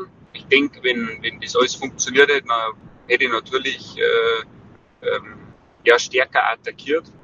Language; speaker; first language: German; native; German